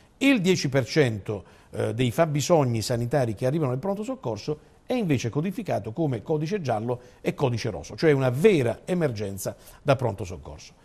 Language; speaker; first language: Italian; native; Italian